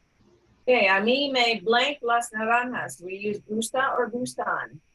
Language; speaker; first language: Spanish; non-native, fluent; English